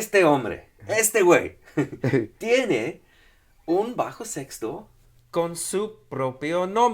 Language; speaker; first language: Spanish; non-native, fluent; English